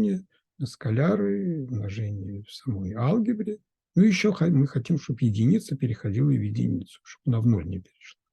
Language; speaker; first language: Russian; native; Russian